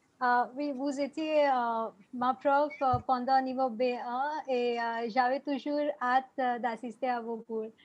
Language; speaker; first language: French; non-native, fluent; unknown